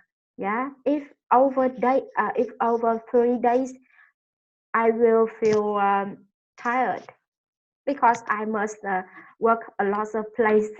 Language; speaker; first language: English; non-native, learner; Vietnamese